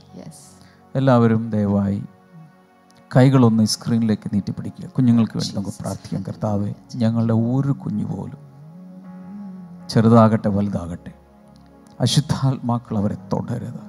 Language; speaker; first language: Malayalam; native; Malayalam